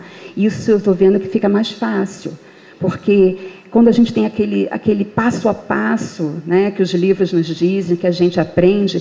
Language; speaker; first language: Portuguese; native; Portuguese